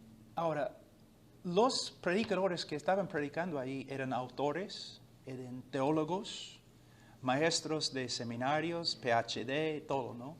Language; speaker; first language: Spanish; non-native, fluent; English